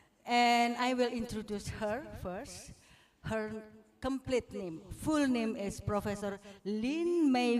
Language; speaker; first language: English; non-native, fluent; Indonesian